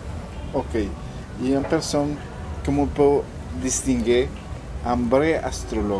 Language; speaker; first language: French; non-native, learner; Spanish